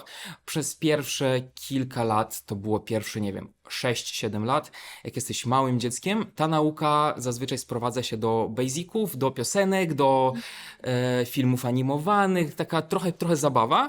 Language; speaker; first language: Polish; non-native, fluent; Belarusian